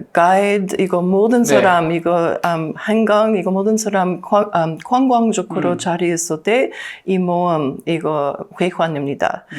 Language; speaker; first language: Korean; non-native, learner; English